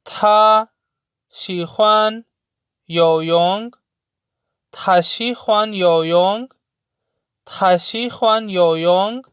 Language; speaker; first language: Chinese; non-native, fluent; Urdu